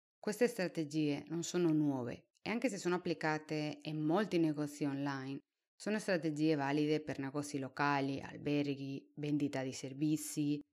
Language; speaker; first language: Italian; non-native, fluent; Spanish